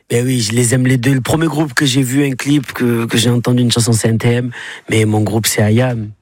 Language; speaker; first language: French; native; French